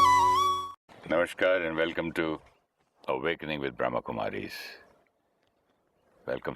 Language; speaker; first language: English; non-native, local second language; Hindi